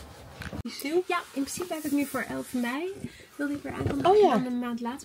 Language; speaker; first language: Dutch; native; Dutch